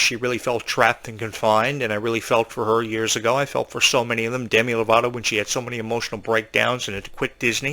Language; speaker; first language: English; native; English